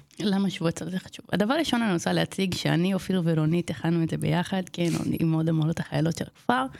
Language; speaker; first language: Hebrew; non-native, fluent; Portuguese